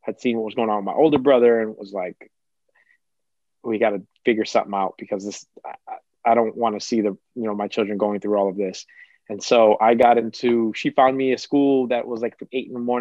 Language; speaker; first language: English; early bilingual, other home language; Kabuverdianu